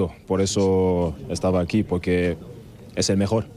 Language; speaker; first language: Spanish; non-native, fluent; German